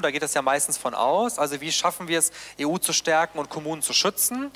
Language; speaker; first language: German; native; German